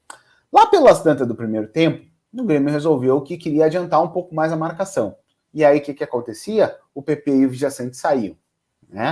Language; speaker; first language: Portuguese; native; Portuguese